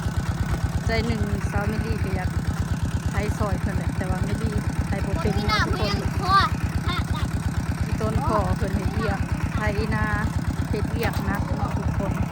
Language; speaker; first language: Thai; non-native, local second language; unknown